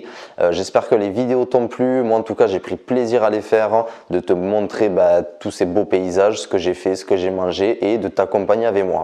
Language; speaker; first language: French; native; French